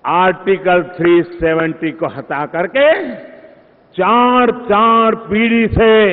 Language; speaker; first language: Hindi; non-native, local second language; Gujarati